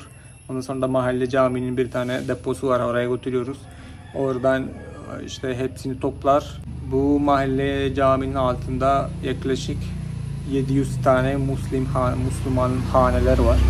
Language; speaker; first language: Turkish; non-native, fluent; Malayalam